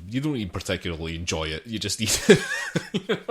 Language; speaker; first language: English; native; English